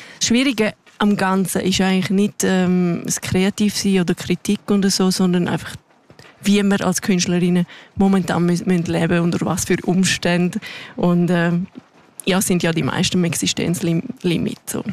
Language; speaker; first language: German; non-native, local second language; Romansh